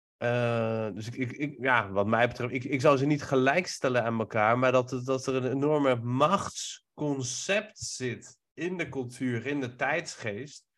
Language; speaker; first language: Dutch; early bilingual, other home language; Persian